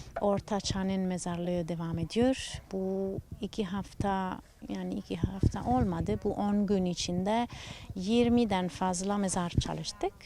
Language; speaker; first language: Turkish; non-native, learner; Italian